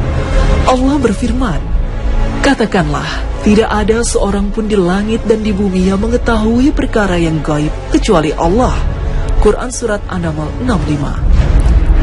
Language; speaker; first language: Indonesian; native; Indonesian